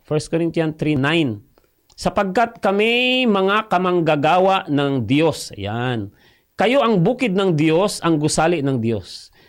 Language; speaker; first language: Filipino; non-native, local second language; Cebuano